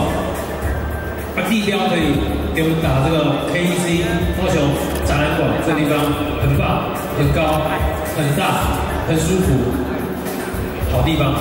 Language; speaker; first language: Chinese; native; Chinese